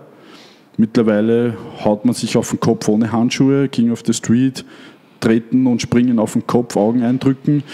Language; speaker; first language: German; native; German